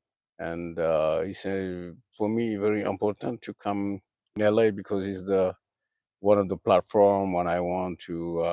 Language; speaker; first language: English; non-native, learner; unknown